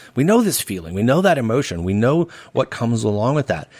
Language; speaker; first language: English; native; English